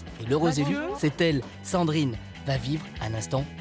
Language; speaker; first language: French; native; French